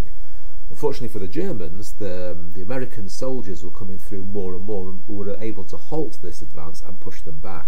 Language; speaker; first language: English; native; English